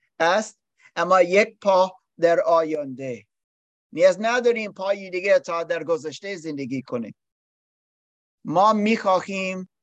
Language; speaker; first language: Persian; non-native, learner; English